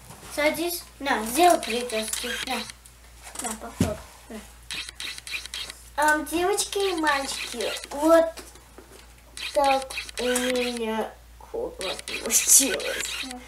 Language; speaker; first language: Russian; early bilingual, heritage; Russian